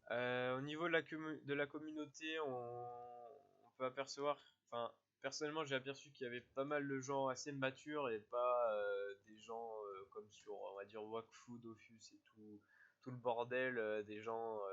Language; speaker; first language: French; native; French